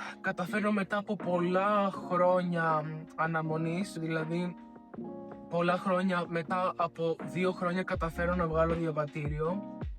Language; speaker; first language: Greek; early bilingual, other home language; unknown